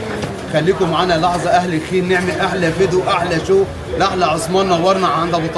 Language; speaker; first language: Arabic; native; Arabic